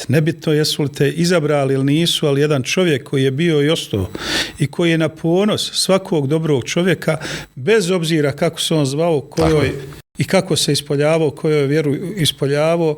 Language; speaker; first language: Bosnian; native; Bosnian